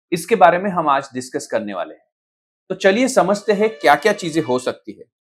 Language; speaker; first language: Hindi; non-native, local second language; Marathi